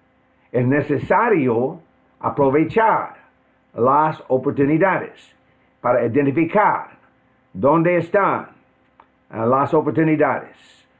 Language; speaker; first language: Spanish; non-native, fluent; English